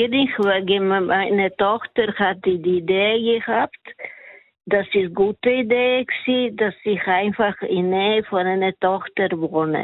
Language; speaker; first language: German; non-native, learner; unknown